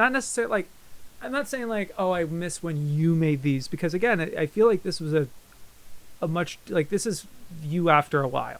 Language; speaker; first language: English; native; English